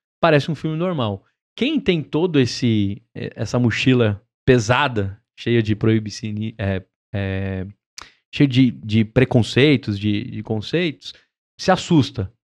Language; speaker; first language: Portuguese; native; Portuguese